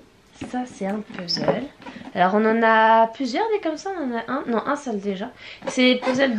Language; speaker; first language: French; native; French